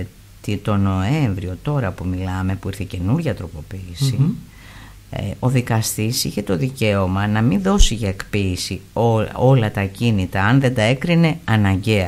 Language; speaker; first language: Greek; native; Greek